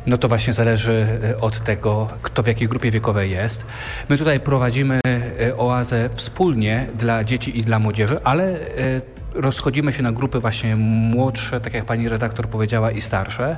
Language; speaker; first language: Polish; native; Polish